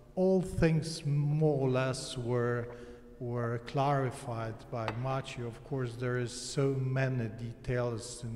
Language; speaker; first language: English; non-native, fluent; Polish